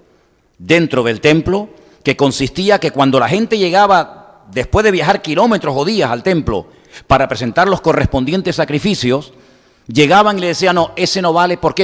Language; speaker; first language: Spanish; native; Spanish